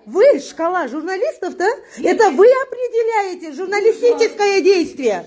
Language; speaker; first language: Russian; non-native, local second language; Kazakh